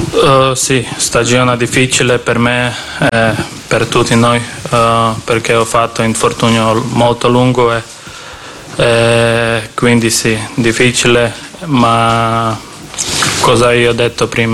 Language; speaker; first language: Italian; non-native, learner; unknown